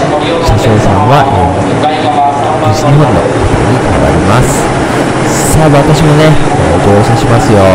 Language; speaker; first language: Japanese; native; Japanese